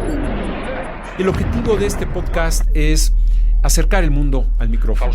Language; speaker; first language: Spanish; native; Spanish